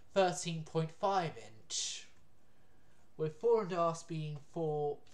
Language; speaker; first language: English; native; English